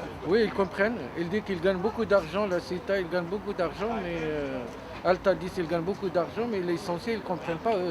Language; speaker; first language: French; native; French